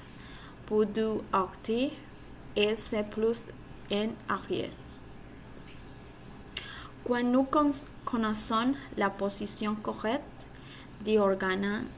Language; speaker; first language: French; non-native, learner; Spanish